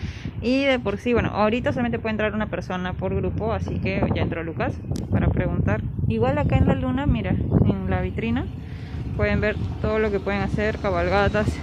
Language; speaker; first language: Spanish; native; Spanish